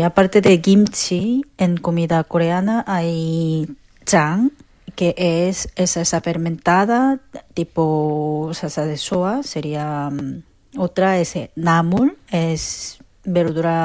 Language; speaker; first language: Spanish; non-native, fluent; Korean